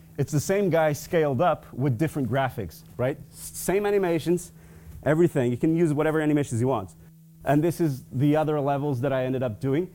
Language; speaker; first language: English; non-native, fluent; Portuguese